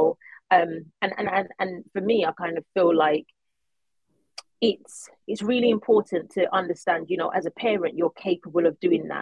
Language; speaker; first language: English; native; English